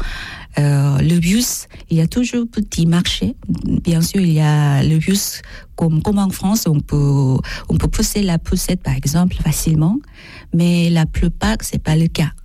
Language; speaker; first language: French; non-native, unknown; Korean